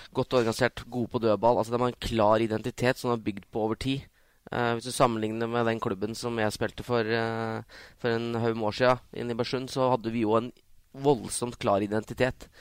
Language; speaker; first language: Norwegian; native; Norwegian